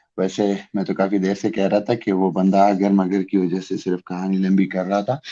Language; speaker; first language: Urdu; non-native, local second language; Pashto